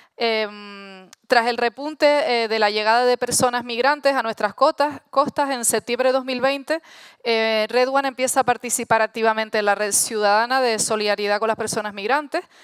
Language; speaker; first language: Spanish; native; Spanish